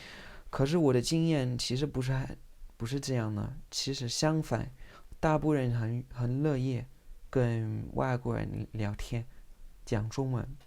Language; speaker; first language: Chinese; non-native, fluent; English